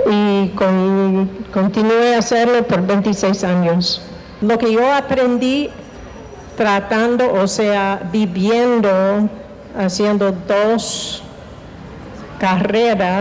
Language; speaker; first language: Spanish; non-native, fluent; English